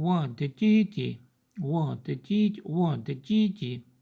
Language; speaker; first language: Chinese; non-native, learner; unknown